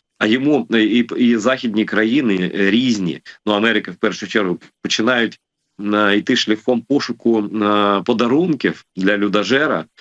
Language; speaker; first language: Ukrainian; non-native, local second language; Russian